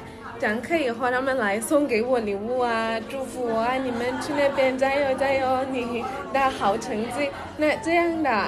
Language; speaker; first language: Chinese; non-native, learner; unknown